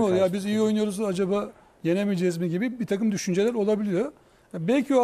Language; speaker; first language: Turkish; native; Turkish